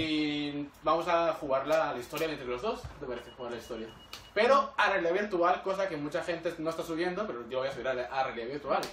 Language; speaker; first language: Spanish; native; Spanish